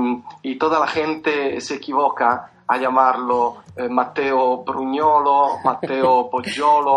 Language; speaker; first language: Spanish; non-native, fluent; Italian